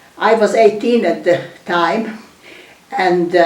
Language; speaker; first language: English; non-native, fluent; Hungarian